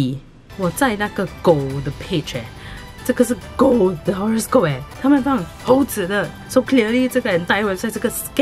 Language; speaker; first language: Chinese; non-native, local second language; English